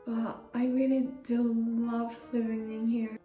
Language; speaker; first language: English; non-native, fluent; Japanese